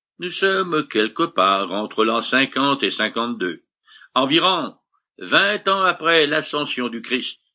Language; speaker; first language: French; native; French